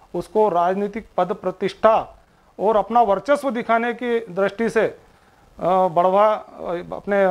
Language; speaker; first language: Hindi; native; Hindi